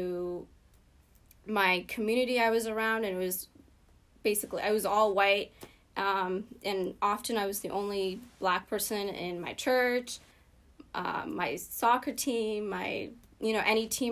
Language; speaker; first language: English; early bilingual, other home language; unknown